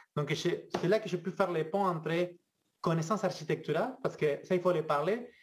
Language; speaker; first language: French; non-native, fluent; Spanish